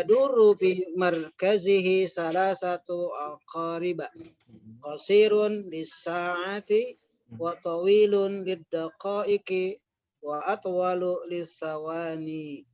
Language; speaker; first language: Arabic; non-native, learner; Indonesian